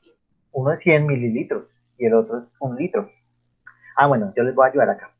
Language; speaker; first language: Spanish; native; Spanish